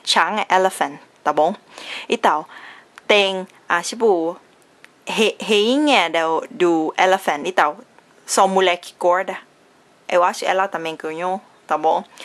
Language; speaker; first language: Portuguese; non-native, learner; Thai